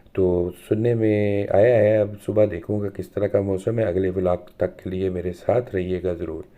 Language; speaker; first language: Urdu; non-native, local second language; Punjabi